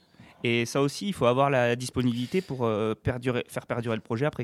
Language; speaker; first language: French; native; French